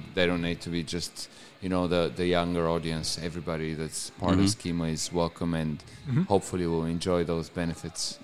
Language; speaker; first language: English; non-native, fluent; Bulgarian